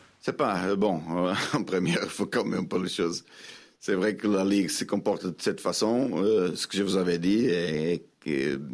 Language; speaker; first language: French; non-native, fluent; Portuguese